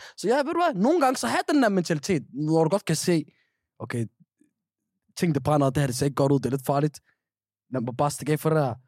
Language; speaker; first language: Danish; early bilingual, other home language; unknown